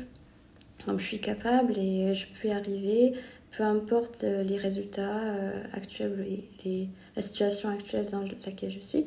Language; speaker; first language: French; non-native, fluent; Hungarian